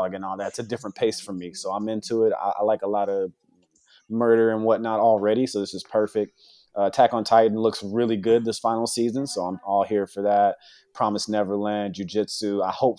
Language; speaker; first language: English; native; English